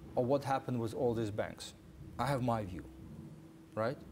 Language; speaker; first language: English; non-native, fluent; Ukrainian